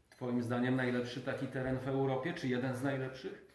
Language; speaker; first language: Polish; native; Polish